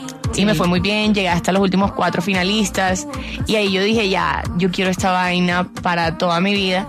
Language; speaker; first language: Spanish; native; Spanish